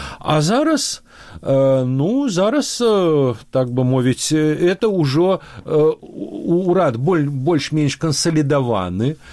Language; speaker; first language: Belarusian; non-native, local second language; Russian